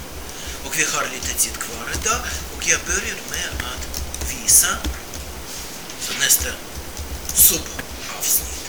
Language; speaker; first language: Swedish; non-native, fluent; Russian